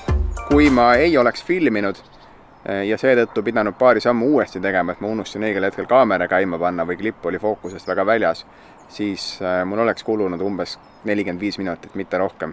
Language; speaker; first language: Estonian; native; Estonian